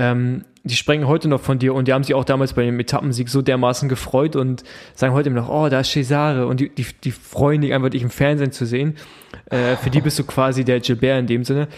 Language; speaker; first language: German; native; German